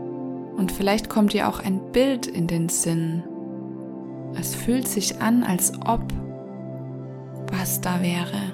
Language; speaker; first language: German; native; German